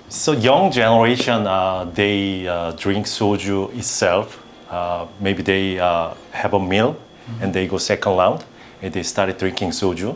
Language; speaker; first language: English; non-native, learner; Korean